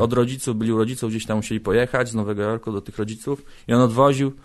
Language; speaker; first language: Polish; native; Polish